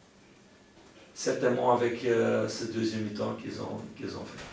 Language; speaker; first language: French; non-native, local second language; Dutch